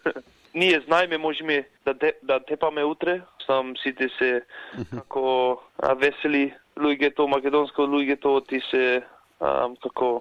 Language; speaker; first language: Macedonian; early bilingual, heritage; Macedonian